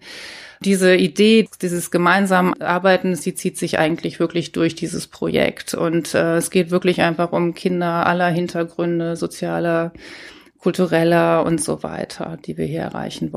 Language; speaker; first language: German; native; German